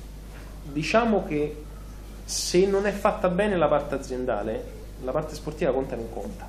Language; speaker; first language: Italian; native; Italian